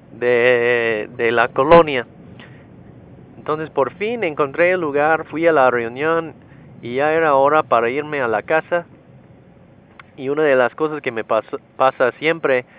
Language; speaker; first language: Spanish; non-native, fluent; English